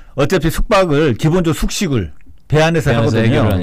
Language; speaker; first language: Korean; native; Korean